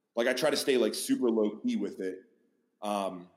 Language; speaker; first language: English; native; English